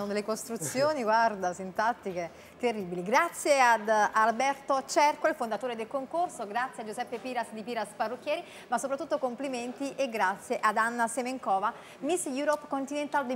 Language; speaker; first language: Italian; native; Italian